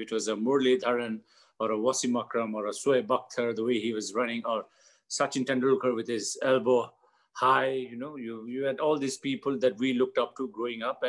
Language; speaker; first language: English; non-native, local second language; Nepali